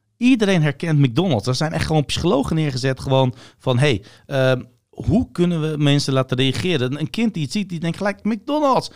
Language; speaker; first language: Dutch; early bilingual, other home language; Bosnian